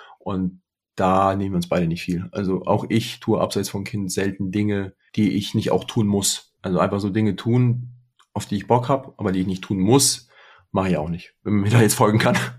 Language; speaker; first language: German; early bilingual, other home language; Russian